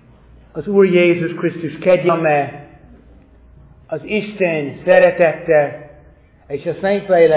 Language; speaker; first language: Hungarian; non-native, fluent; English